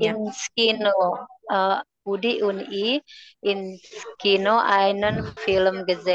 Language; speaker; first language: German; non-native, learner; Indonesian